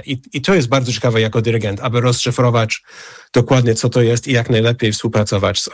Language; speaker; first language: Polish; non-native, fluent; English